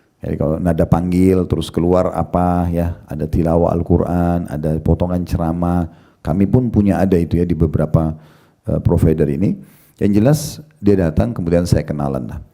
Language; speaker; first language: Indonesian; native; Indonesian